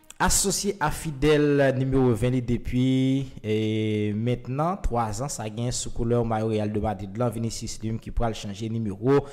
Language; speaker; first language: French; non-native, local second language; Haitian Creole